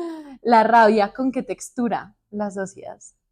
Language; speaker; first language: Spanish; native; Spanish